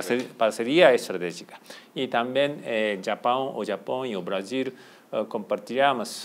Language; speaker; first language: Portuguese; non-native, fluent; Japanese